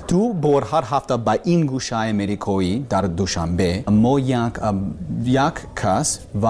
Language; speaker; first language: Persian; non-native, learner; English